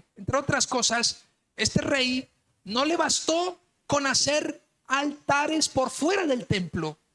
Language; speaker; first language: Spanish; native; Spanish